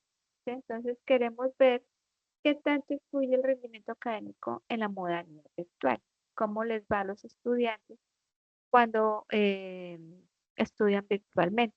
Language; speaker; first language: Spanish; native; Spanish